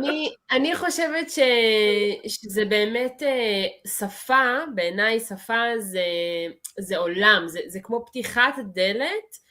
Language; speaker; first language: Hebrew; early bilingual, other home language; Russian